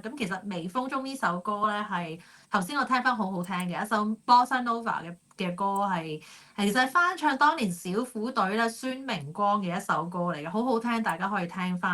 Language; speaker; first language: Cantonese; native; Cantonese